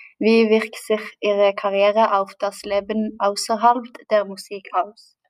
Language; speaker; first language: German; non-native, learner; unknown